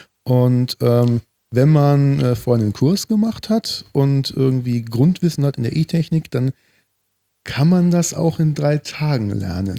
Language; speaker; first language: German; native; German